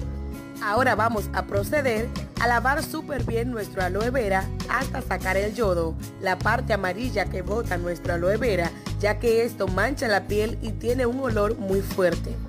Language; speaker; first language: Spanish; native; Spanish